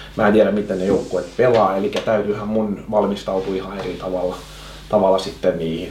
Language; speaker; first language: Finnish; non-native, local second language; Swedish